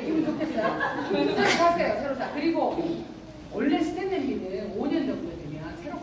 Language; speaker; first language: Korean; native; Korean